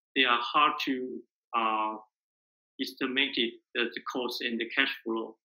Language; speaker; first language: English; non-native, learner; Chinese